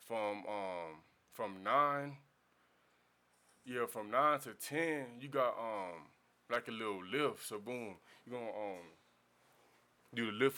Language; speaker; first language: English; native; English